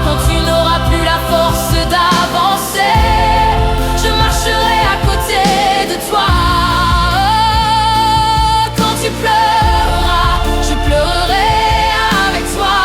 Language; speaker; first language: French; native; French